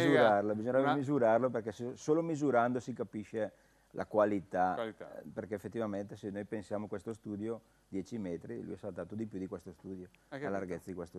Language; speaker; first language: Italian; native; Italian